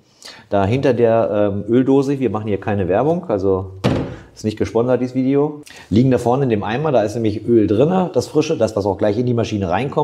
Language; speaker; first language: German; native; German